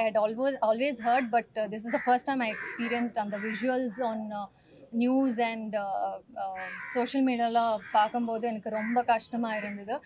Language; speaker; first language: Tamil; non-native, learner; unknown